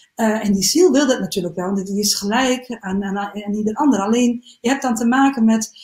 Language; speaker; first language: Dutch; native; Dutch